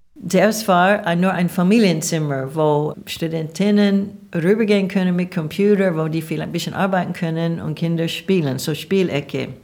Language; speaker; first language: German; non-native, fluent; English